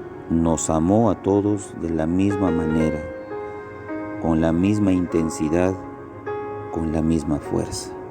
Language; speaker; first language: Spanish; native; Spanish